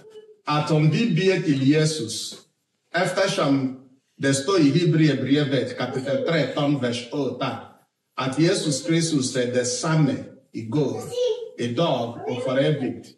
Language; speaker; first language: Swedish; non-native, fluent; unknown